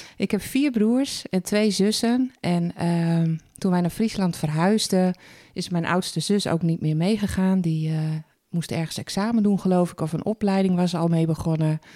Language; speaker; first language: Dutch; native; Dutch